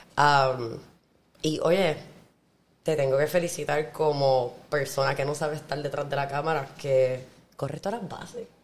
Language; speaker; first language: Spanish; native; Spanish